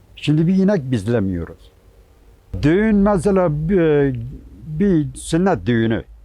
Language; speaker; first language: Turkish; native; Turkish